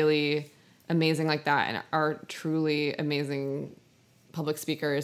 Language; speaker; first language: English; native; English